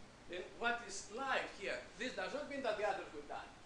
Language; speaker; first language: English; native; English